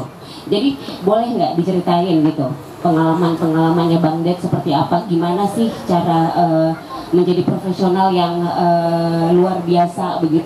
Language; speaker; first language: Indonesian; native; Indonesian